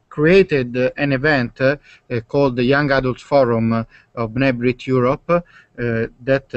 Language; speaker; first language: English; non-native, learner; Italian